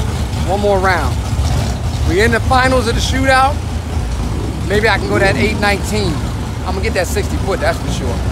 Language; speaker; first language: English; native; English